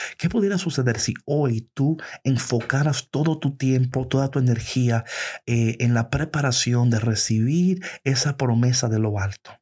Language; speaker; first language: Spanish; early bilingual, heritage; Spanish